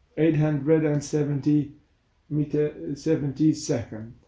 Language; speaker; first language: English; non-native, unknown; Central Kurdish